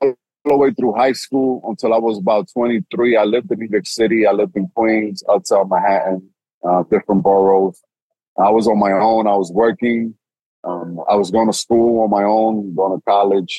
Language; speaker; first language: English; early bilingual, other home language; Spanish